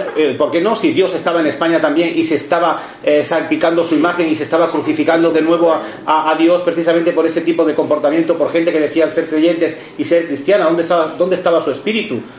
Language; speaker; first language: Spanish; native; Spanish